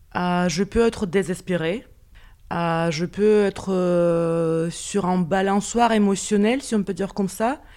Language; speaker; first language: French; non-native, fluent; Russian